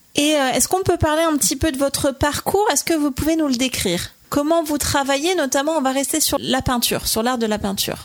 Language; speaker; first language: French; native; French